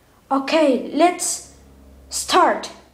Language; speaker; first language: English; non-native, learner; Spanish